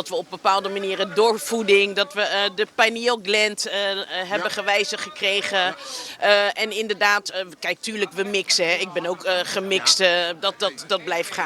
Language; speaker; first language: Dutch; native; Dutch